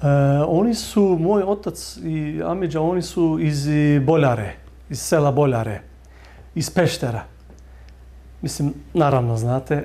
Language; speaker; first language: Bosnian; early bilingual, heritage; Bosnian